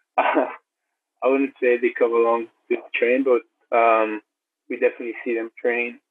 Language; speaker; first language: English; native; English